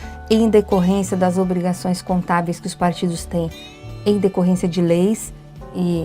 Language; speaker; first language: Portuguese; native; Portuguese